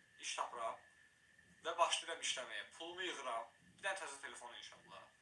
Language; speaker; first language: Azerbaijani; native; Azerbaijani